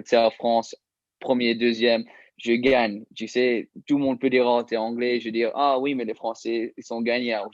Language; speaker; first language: French; early bilingual, heritage; English